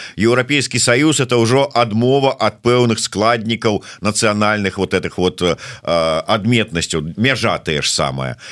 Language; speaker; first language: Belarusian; non-native, local second language; Russian